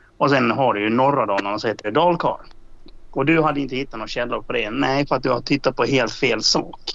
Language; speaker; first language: Swedish; native; Swedish